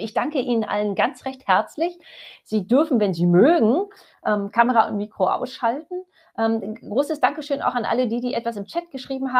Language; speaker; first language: German; native; German